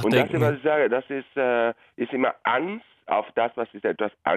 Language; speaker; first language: German; non-native, fluent; Spanish